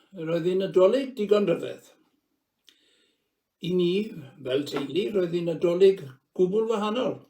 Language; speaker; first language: Welsh; native; Welsh